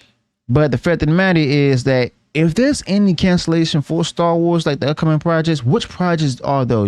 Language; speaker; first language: English; native; English